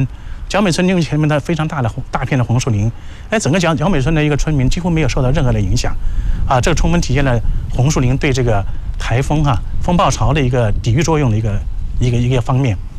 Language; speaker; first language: Chinese; native; Chinese